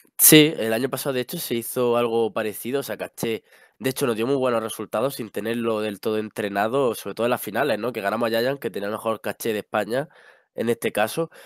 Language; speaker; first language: Spanish; native; Spanish